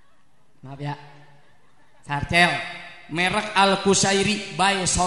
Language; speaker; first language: Indonesian; native; Indonesian